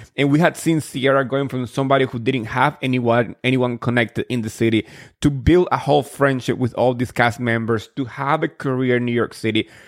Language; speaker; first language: English; non-native, fluent; Spanish